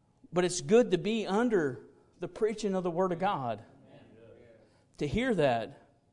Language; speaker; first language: English; native; English